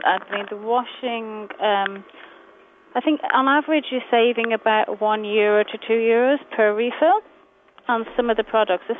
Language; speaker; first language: English; native; English